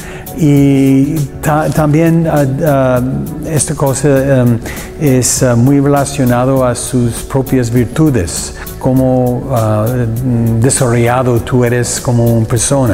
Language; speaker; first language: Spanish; non-native, learner; English